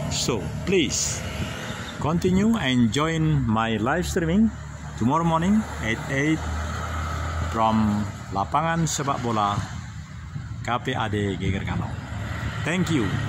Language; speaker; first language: English; non-native, learner; Indonesian